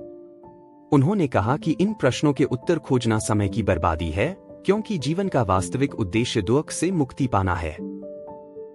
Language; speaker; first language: Hindi; native; Hindi